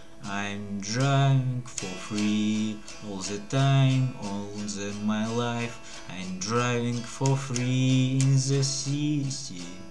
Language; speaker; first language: English; non-native, learner; Russian